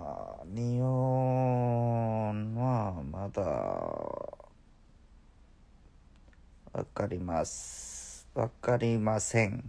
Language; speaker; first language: Japanese; non-native, learner; Korean